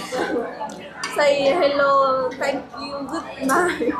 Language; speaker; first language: English; non-native, learner; Vietnamese